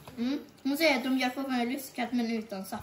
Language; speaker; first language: Swedish; early bilingual, other home language; Vietnamese